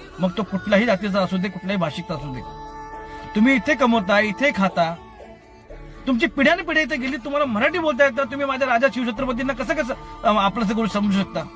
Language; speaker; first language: Marathi; native; Marathi